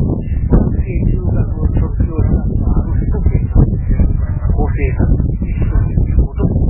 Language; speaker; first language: Japanese; native; Japanese